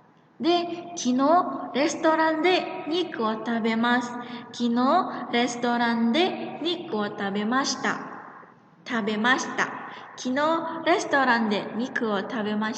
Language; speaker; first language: Japanese; non-native, fluent; Indonesian